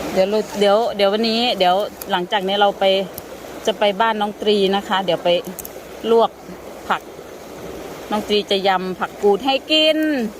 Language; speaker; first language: Thai; native; Thai